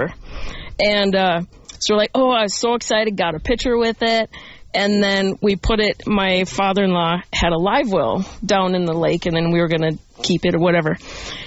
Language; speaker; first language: English; native; English